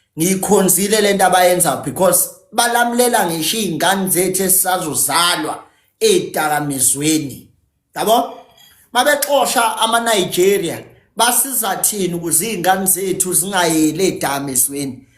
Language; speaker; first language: Zulu; native; Zulu